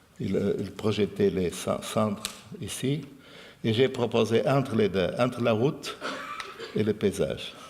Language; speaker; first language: French; non-native, fluent; Portuguese